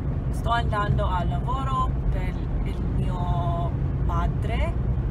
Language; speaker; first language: Italian; non-native, learner; English